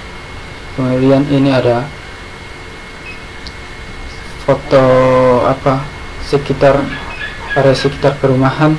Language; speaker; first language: Indonesian; native; Indonesian